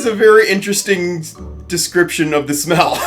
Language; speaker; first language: English; native; English